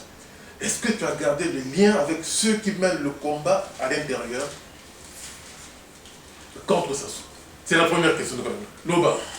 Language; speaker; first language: French; non-native, local second language; Lingala